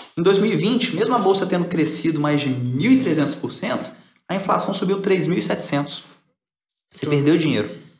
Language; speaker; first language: Portuguese; early bilingual, other home language; Spanish